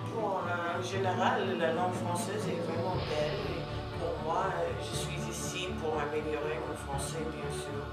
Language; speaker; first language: French; non-native, fluent; English